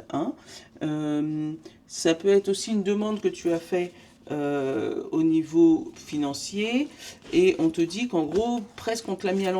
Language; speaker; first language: French; native; French